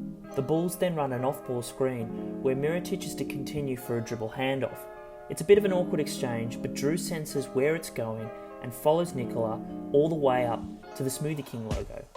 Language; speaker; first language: English; native; English